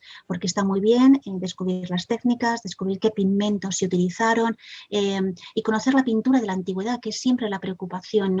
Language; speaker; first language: Spanish; native; Spanish